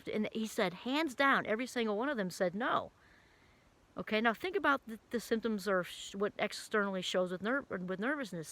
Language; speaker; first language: English; native; English